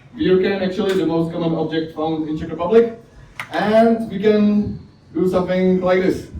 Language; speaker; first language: English; non-native, fluent; Czech